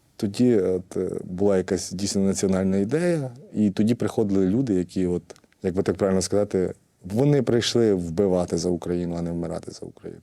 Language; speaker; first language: Ukrainian; native; Ukrainian